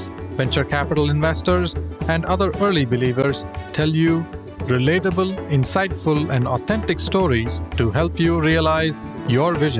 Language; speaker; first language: English; non-native, local second language; Tamil